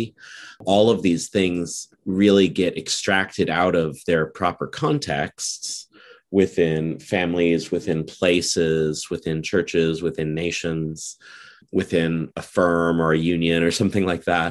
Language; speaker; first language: English; native; English